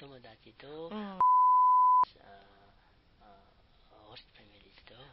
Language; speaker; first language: Japanese; non-native, learner; Nepali